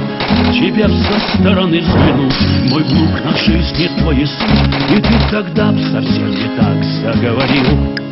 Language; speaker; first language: Russian; native; Russian